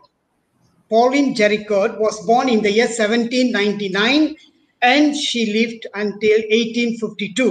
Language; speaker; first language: English; non-native, local second language; Tamil